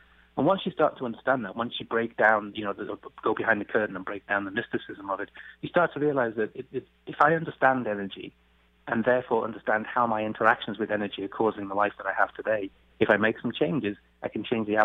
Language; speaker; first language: English; native; English